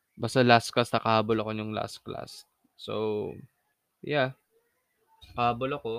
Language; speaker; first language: Filipino; non-native, local second language; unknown